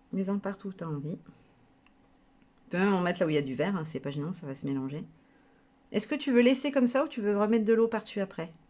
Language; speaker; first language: French; native; French